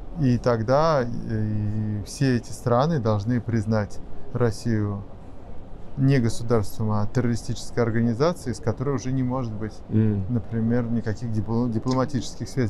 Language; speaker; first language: Russian; native; Russian